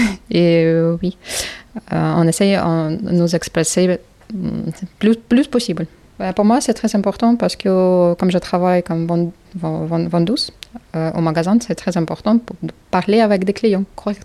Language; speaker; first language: French; non-native, learner; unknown